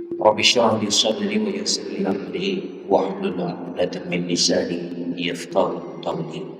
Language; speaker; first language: Malay; non-native, local second language; Achinese